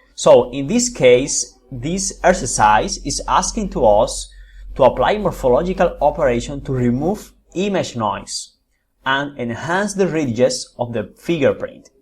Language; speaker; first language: English; non-native, fluent; Spanish